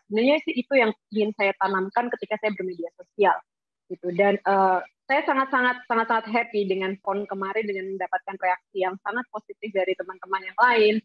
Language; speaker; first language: Indonesian; native; Indonesian